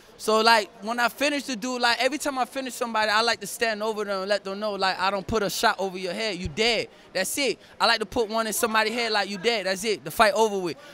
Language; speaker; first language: English; native; English